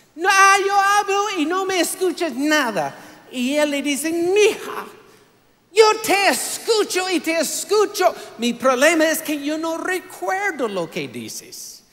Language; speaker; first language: Spanish; non-native, fluent; English